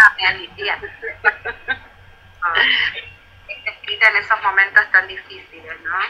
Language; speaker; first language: Spanish; native; Spanish